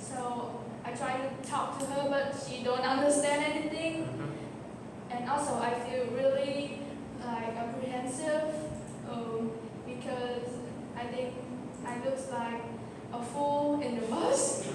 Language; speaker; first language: English; non-native, learner; Vietnamese